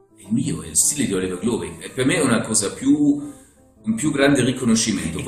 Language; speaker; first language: Italian; non-native, fluent; German